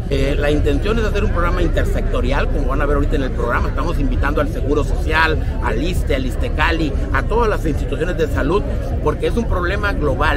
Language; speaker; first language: Spanish; native; Spanish